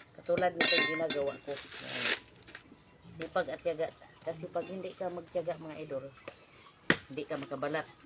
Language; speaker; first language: Filipino; non-native, local second language; Cebuano